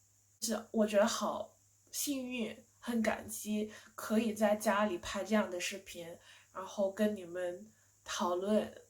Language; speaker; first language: Chinese; non-native, fluent; English